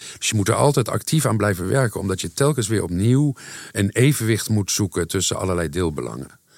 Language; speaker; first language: Dutch; native; Dutch